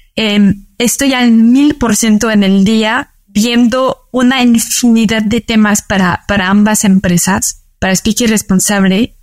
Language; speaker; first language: Spanish; non-native, fluent; French